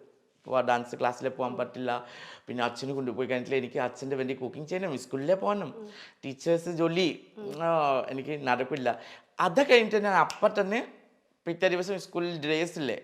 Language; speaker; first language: Malayalam; non-native, local second language; Assamese